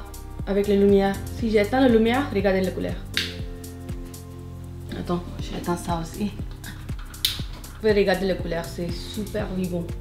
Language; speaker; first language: French; non-native, fluent; Hindi